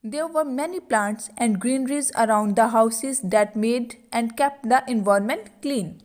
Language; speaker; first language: English; non-native, local second language; Punjabi